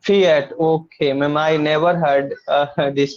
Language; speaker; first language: English; non-native, learner; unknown